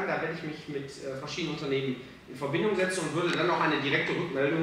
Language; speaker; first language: German; native; German